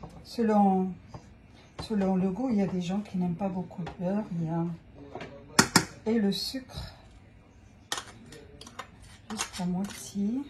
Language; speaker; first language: French; non-native, local second language; Arabic